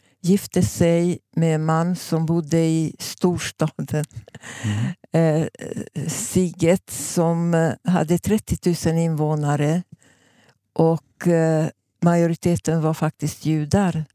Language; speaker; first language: Swedish; non-native, fluent; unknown